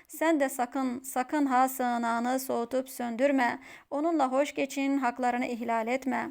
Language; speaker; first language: Turkish; native; Turkish